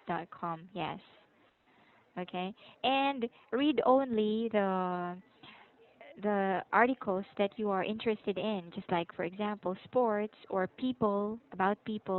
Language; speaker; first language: English; non-native, local second language; Filipino